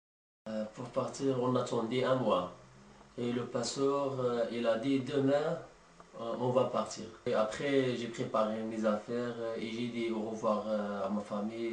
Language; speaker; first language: French; non-native, learner; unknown